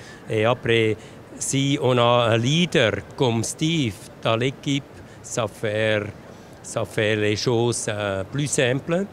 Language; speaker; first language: French; non-native, local second language; German